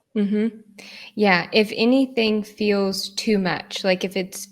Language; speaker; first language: English; native; English